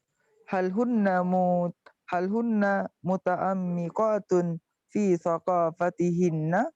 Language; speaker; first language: Arabic; non-native, learner; Indonesian